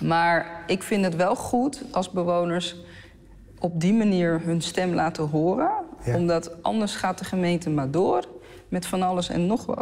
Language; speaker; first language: Dutch; native; Dutch